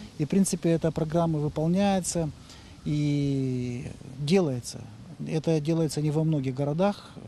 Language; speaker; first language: Russian; native; Russian